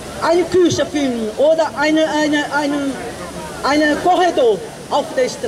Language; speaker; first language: German; non-native, learner; Portuguese